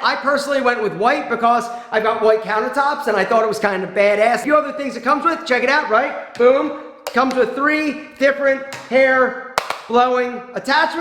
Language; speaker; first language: English; native; English